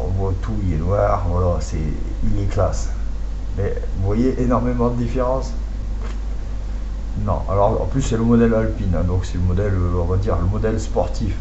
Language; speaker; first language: French; native; French